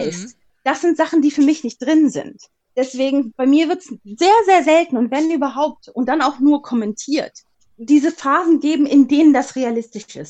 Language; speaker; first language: German; native; German